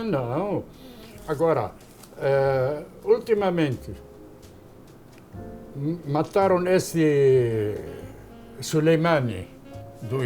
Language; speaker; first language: Portuguese; non-native, fluent; Arabic